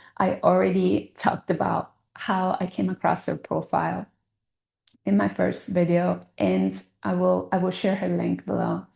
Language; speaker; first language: English; non-native, fluent; Italian